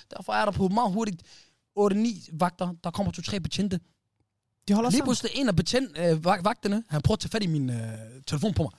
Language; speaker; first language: Danish; early bilingual, other home language; Somali